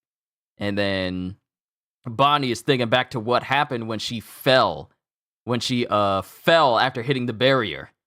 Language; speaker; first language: English; native; English